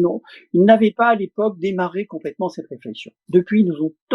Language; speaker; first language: French; native; French